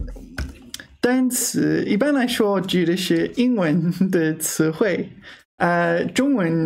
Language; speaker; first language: Chinese; non-native, learner; English